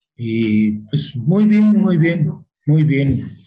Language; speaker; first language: Spanish; native; Spanish